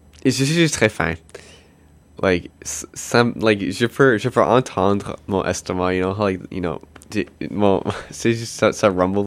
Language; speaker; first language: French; non-native, local second language; English